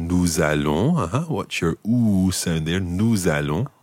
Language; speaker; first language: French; non-native, fluent; English